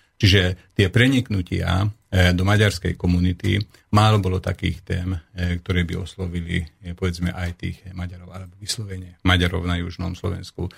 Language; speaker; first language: Slovak; non-native, local second language; Hungarian